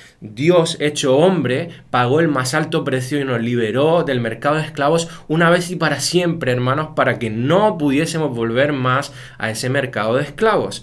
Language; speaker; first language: Spanish; native; Spanish